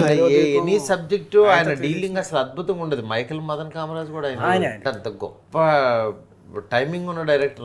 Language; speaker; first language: Telugu; native; Telugu